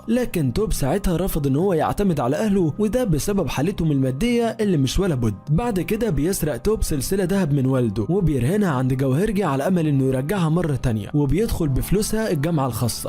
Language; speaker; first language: Arabic; native; Arabic